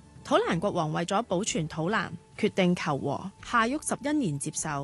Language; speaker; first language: Chinese; non-native, local second language; Cantonese